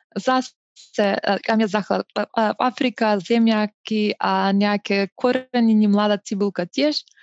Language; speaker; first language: Slovak; non-native, fluent; Macedonian